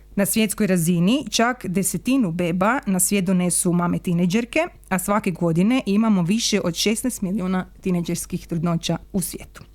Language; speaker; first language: Croatian; native; Croatian